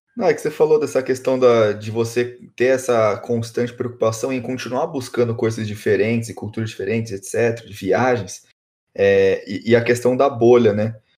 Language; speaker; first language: Portuguese; native; Portuguese